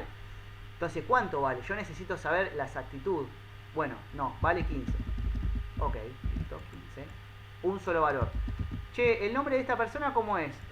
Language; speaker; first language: Spanish; native; Spanish